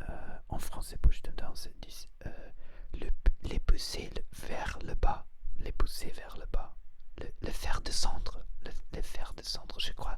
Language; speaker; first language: French; non-native, learner; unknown